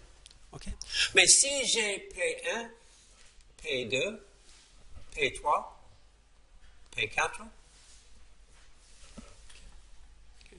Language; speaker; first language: French; non-native, fluent; English